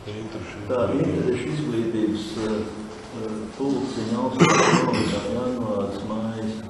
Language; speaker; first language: Latvian; native; Latvian